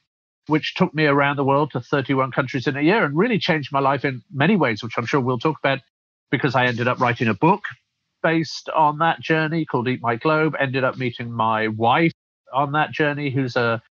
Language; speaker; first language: English; native; English